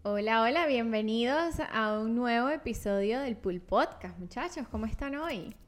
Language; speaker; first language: Spanish; native; Spanish